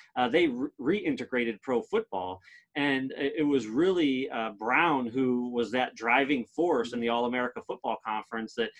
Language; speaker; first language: English; native; English